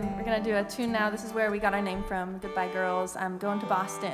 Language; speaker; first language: English; native; English